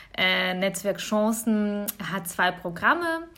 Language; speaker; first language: German; early bilingual, other home language; Russian